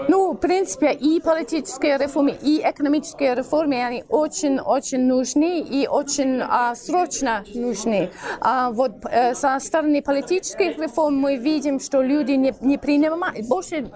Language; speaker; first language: Russian; non-native, fluent; English